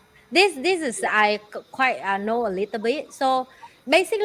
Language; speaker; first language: English; non-native, fluent; Vietnamese